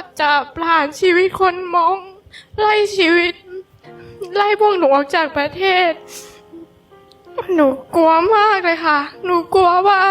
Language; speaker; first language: Thai; non-native, local second language; Hmong